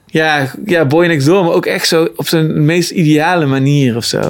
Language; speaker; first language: Dutch; native; Dutch